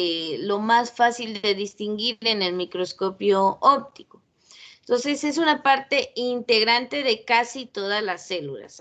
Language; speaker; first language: Spanish; native; Spanish